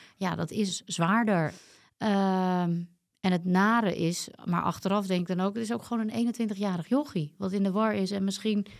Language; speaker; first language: Dutch; native; Dutch